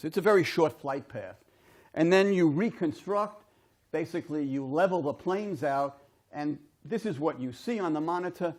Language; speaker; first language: English; native; English